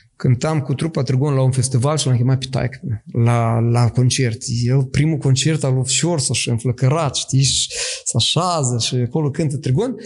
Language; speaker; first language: Romanian; native; Romanian